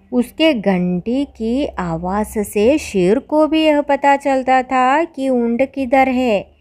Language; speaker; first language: Hindi; non-native, local second language; Malayalam